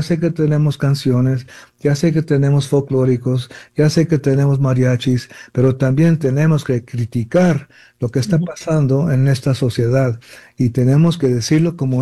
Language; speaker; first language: Spanish; early bilingual, heritage; Spanish